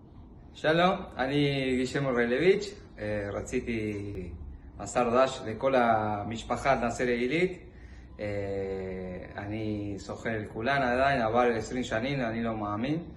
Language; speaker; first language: Hebrew; non-native, learner; Spanish